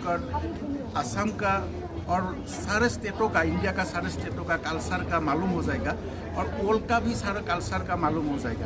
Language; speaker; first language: Hindi; non-native, local second language; Assamese